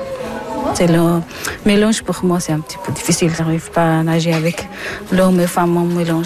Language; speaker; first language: French; non-native, learner; Persian